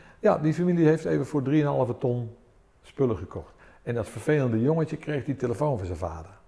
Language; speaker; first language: Dutch; early bilingual, other home language; Armenian